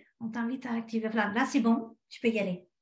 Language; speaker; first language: French; native; French